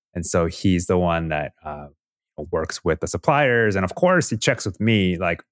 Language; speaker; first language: English; early bilingual, other home language; Korean